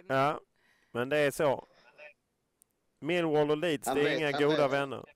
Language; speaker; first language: Swedish; native; Swedish